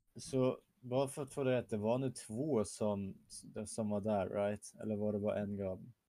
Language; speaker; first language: Swedish; non-native, fluent; German